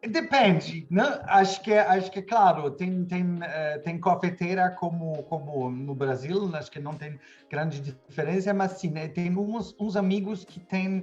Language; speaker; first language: Portuguese; non-native, fluent; German